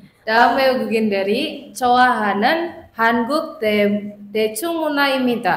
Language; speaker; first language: Korean; non-native, fluent; Indonesian